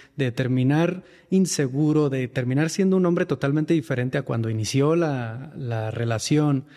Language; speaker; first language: Spanish; native; Spanish